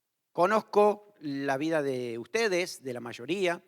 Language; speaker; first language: Spanish; native; Spanish